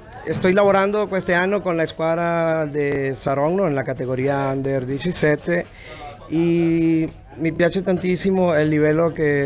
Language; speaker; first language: Italian; non-native, fluent; Spanish